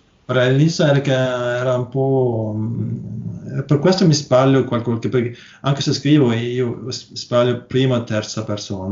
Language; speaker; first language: Italian; non-native, learner; Norwegian